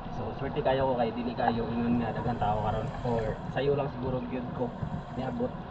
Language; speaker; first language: Cebuano; native; Cebuano